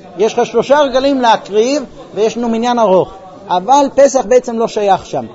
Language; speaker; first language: Hebrew; early bilingual, heritage; Hebrew